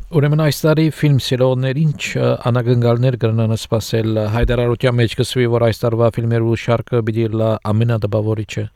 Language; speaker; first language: Armenian; early bilingual, heritage; Armenian